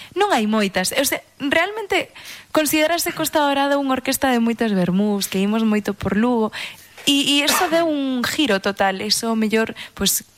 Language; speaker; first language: Galician; non-native, local second language; English